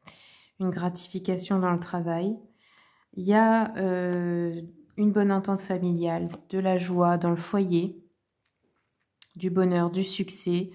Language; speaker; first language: French; native; French